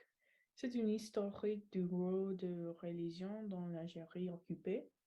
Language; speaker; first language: French; non-native, learner; English